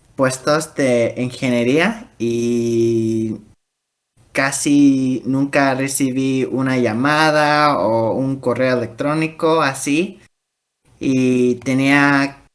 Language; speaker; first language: Spanish; early bilingual, heritage; Spanish